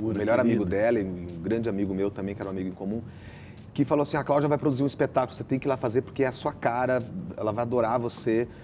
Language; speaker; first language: Portuguese; native; Portuguese